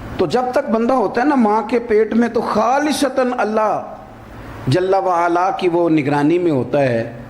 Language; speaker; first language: Urdu; non-native, local second language; Punjabi